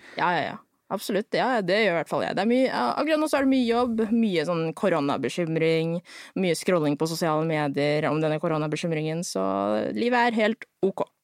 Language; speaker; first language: Norwegian; early bilingual, other home language; Filipino